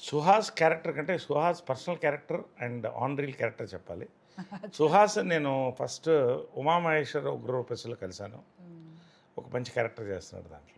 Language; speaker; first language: Telugu; native; Telugu